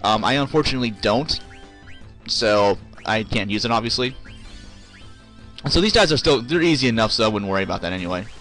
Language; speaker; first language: English; native; English